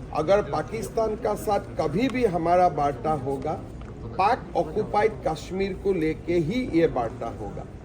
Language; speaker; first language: Hindi; non-native, local second language; Assamese